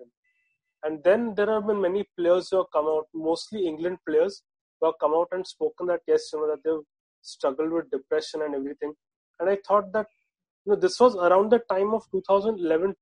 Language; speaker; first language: English; non-native, local second language; Marathi